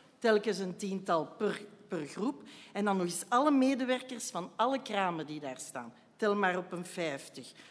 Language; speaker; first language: Dutch; native; Dutch